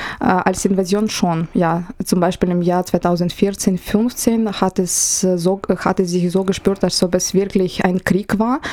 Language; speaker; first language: German; non-native, fluent; Ukrainian